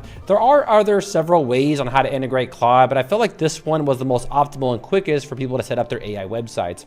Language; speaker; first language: English; native; English